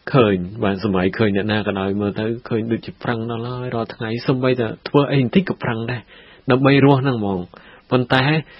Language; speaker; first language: Khmer; native; Khmer